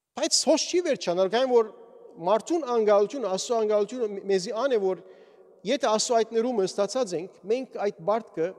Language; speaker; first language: Armenian; early bilingual, heritage; Armenian